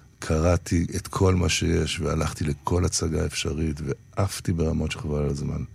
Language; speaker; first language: Hebrew; early bilingual, heritage; Hebrew